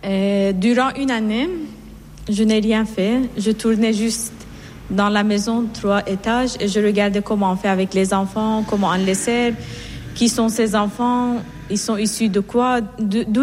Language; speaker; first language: French; non-native, fluent; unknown